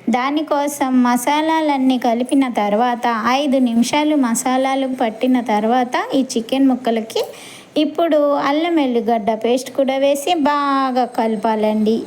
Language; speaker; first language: Telugu; non-native, local second language; Urdu